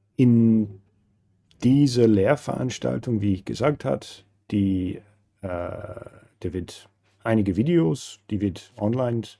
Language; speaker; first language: German; non-native, fluent; English